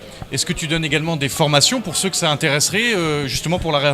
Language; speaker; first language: French; native; French